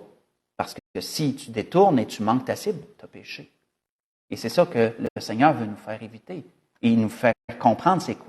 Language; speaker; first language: French; native; French